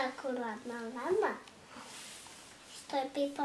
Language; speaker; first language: Russian; early bilingual, heritage; Russian